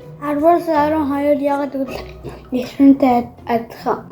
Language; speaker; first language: Mongolian; early bilingual, heritage; Mongolian